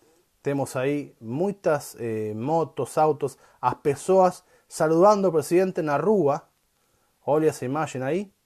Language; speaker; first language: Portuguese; non-native, learner; Spanish